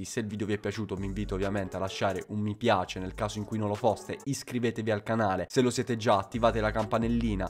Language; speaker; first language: Italian; native; Italian